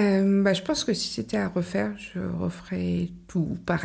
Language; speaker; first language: French; native; French